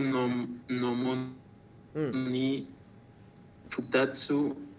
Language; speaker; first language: Japanese; non-native, learner; Spanish